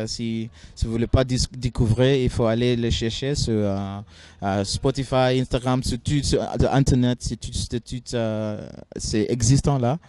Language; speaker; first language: French; non-native, learner; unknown